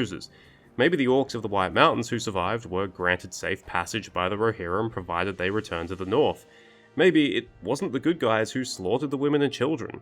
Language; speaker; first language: English; native; English